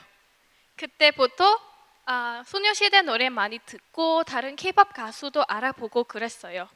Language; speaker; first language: Korean; non-native, fluent; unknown